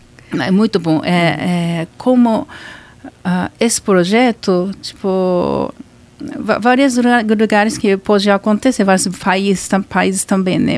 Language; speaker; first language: Portuguese; non-native, learner; Japanese